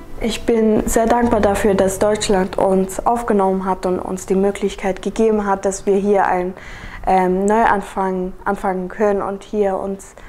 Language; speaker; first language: German; early bilingual, other home language; Kurdish